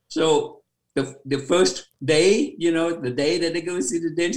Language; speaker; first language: English; non-native, fluent; Khmer